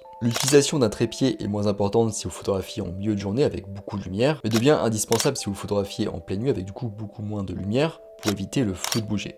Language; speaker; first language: French; native; French